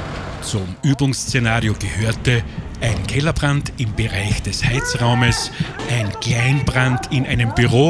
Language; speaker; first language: German; native; German